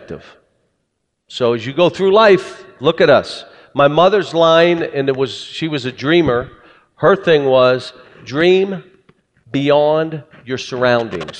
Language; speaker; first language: English; native; English